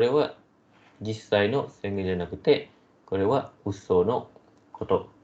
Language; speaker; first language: Japanese; non-native, fluent; Malay